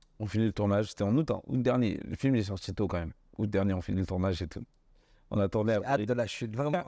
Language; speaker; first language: French; early bilingual, other home language; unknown